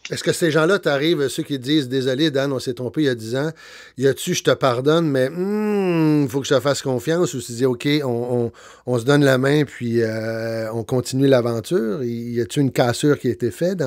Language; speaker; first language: French; native; French